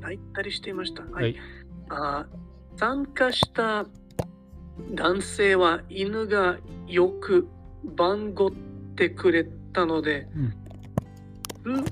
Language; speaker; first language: Japanese; non-native, learner; Portuguese